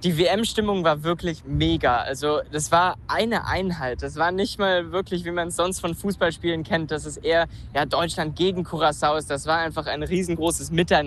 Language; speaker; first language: German; native; German